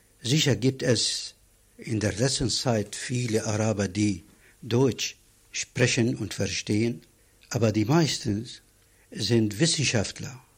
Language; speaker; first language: German; non-native, fluent; Arabic